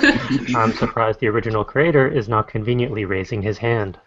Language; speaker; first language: English; native; English